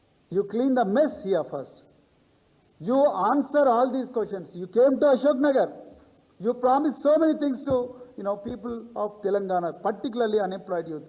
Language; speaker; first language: English; non-native, local second language; Telugu